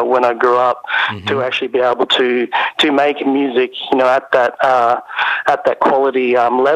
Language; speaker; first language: English; native; English